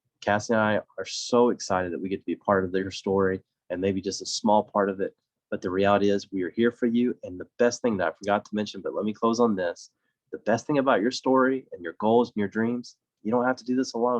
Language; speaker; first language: English; native; English